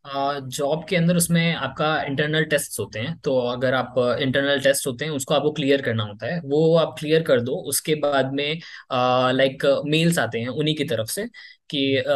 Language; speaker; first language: Hindi; native; Hindi